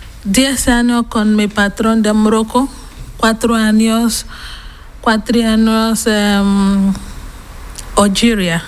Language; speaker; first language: Spanish; non-native, learner; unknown